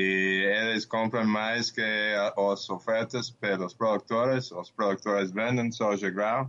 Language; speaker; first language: Portuguese; non-native, learner; Spanish